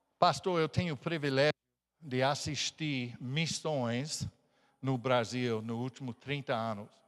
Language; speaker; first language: Portuguese; non-native, fluent; English